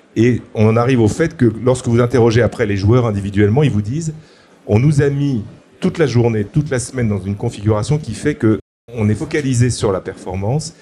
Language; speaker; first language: French; native; French